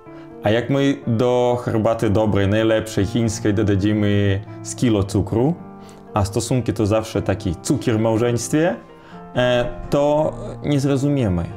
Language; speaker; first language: Polish; non-native, fluent; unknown